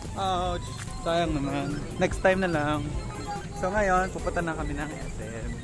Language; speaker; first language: Filipino; native; Filipino